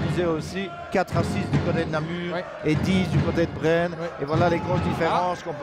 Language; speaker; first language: French; native; French